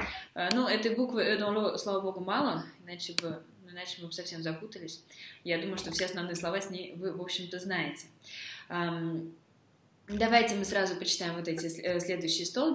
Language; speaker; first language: Russian; native; Russian